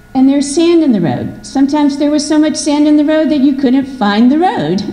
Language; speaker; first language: English; native; English